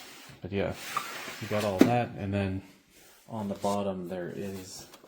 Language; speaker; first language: English; native; English